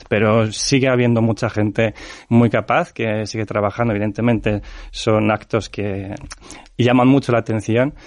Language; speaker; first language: Spanish; non-native, fluent; Ukrainian